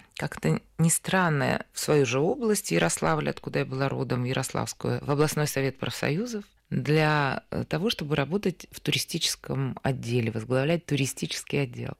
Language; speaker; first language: Russian; native; Russian